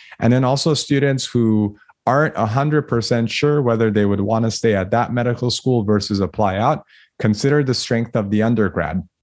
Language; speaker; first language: English; early bilingual, other home language; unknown